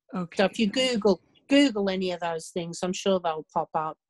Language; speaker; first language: English; native; English